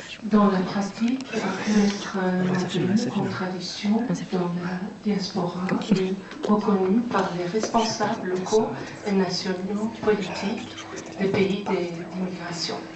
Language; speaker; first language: French; non-native, fluent; Persian